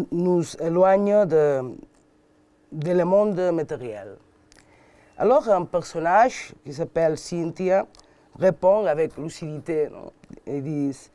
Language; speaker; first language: French; non-native, learner; Catalan